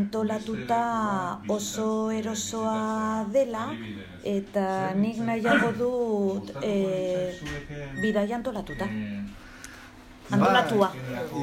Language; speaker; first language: Basque; non-native, learner; Spanish